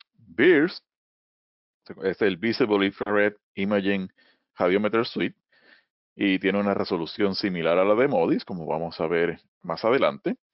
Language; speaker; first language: Spanish; native; Spanish